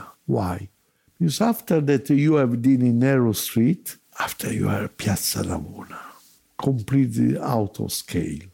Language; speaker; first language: English; non-native, learner; Italian